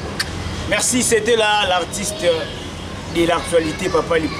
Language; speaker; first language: French; non-native, local second language; Lingala